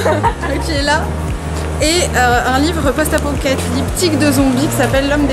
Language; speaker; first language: French; native; French